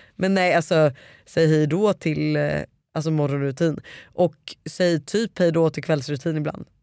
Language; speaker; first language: Swedish; native; Swedish